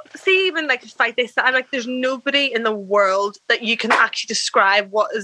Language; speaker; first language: English; native; English